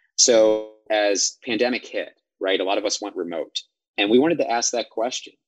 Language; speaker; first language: English; native; English